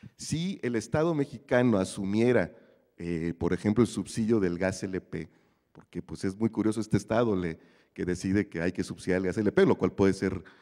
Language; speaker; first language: Spanish; native; Spanish